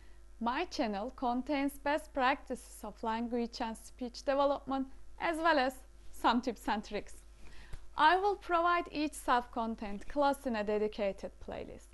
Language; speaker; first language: English; non-native, fluent; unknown